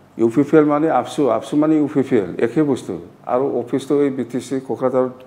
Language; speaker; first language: Assamese; non-native, local second language; Bodo